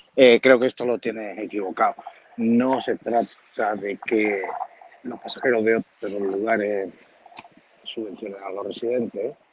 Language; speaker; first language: Spanish; native; Spanish